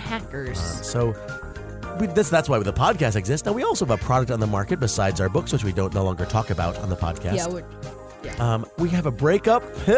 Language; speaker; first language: English; native; English